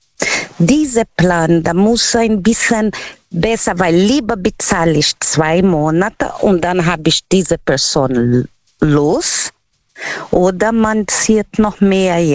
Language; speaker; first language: German; non-native, learner; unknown